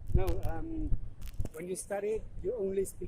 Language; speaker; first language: English; non-native, fluent; German